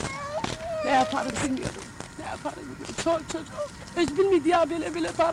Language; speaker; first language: Turkish; non-native, local second language; Kurdish